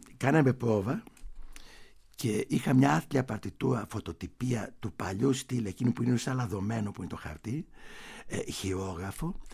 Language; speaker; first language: Greek; early bilingual, heritage; Greek